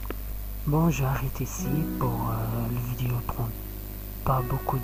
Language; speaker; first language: French; non-native, learner; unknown